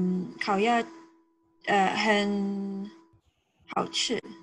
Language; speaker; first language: Chinese; non-native, learner; English